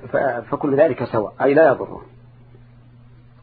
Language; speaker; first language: Arabic; native; Arabic